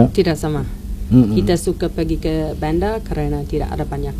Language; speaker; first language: Indonesian; non-native, learner; English